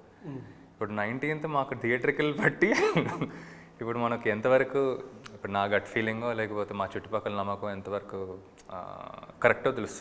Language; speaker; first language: Telugu; native; Telugu